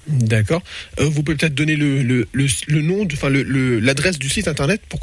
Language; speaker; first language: French; native; French